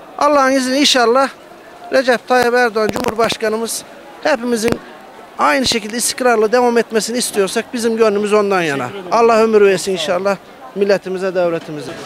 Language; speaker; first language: Turkish; native; Turkish